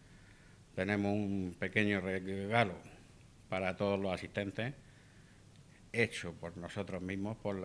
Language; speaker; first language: Spanish; native; Spanish